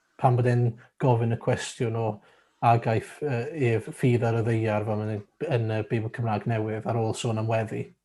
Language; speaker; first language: Welsh; native; Welsh